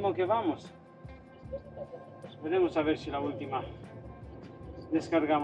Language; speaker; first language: Spanish; native; Spanish